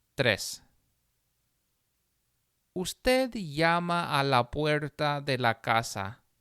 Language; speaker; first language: Spanish; non-native, fluent; English